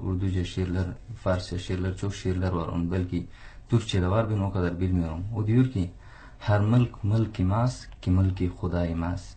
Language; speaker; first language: Turkish; non-native, fluent; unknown